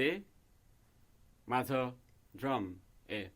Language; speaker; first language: Marathi; non-native, learner; Spanish